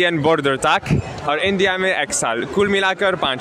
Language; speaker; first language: Hindi; non-native, learner; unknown